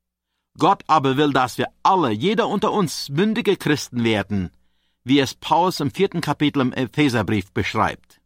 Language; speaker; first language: German; native; German